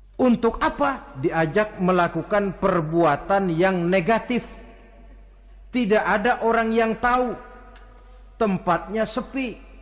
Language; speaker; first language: Indonesian; native; Indonesian